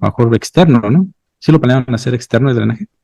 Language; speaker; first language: Spanish; native; Spanish